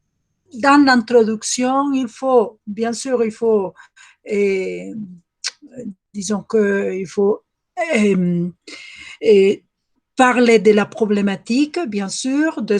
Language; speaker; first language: French; non-native, fluent; Spanish